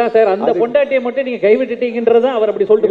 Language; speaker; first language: Tamil; native; Tamil